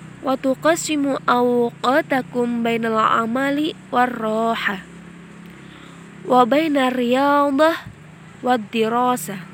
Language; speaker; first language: Arabic; non-native, learner; Indonesian